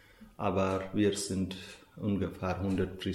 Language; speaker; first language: German; non-native, fluent; Hindi